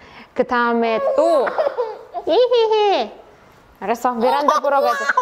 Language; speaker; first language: Korean; non-native, fluent; Russian